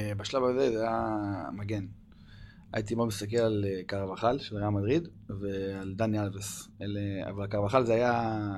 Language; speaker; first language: Hebrew; early bilingual, other home language; English